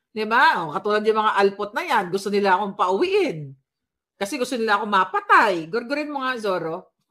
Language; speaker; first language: Filipino; non-native, local second language; Hiligaynon